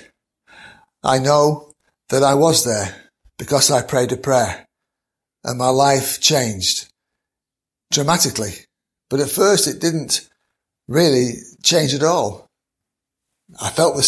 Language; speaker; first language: English; native; English